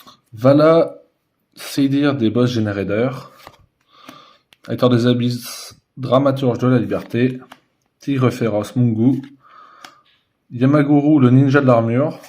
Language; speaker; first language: French; native; French